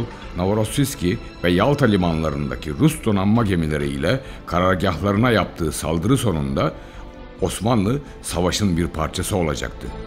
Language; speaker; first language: Turkish; native; Turkish